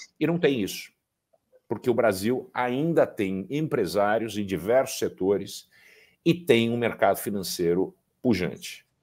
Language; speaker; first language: Portuguese; early bilingual, heritage; Portuguese